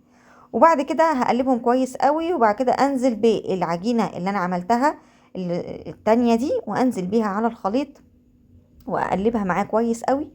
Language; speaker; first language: Arabic; native; Arabic